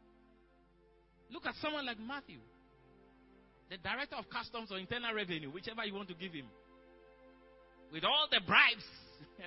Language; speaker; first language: English; non-native, local second language; Akan